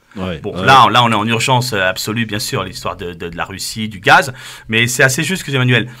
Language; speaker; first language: French; native; French